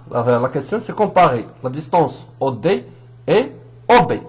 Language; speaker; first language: French; non-native, local second language; Arabic